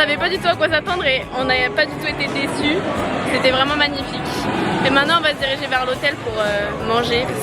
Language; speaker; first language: French; native; French